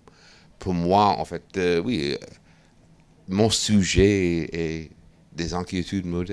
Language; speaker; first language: French; non-native, fluent; English